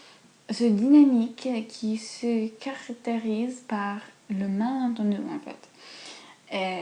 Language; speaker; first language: French; non-native, fluent; English